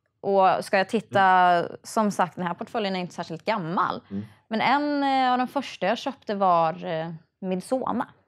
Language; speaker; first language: Swedish; native; Swedish